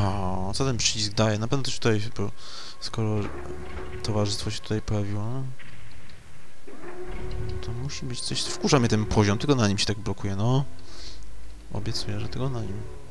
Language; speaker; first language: Polish; native; Polish